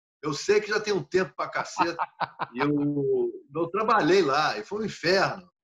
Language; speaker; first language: Portuguese; native; Portuguese